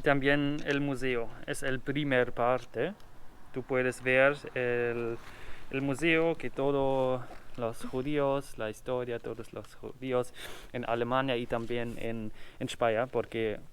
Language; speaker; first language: Spanish; non-native, learner; German